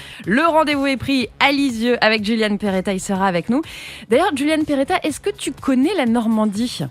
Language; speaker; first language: French; native; French